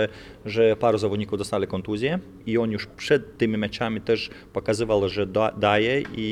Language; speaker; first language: Polish; non-native, fluent; Lithuanian